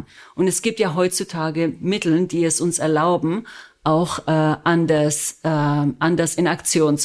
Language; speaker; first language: German; non-native, fluent; Spanish